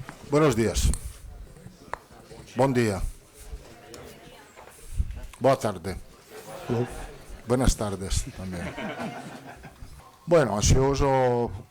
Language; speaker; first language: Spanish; non-native, fluent; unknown